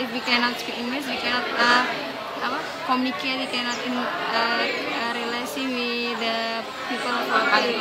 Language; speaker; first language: English; non-native, learner; Indonesian